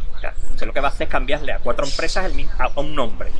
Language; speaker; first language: Spanish; native; Spanish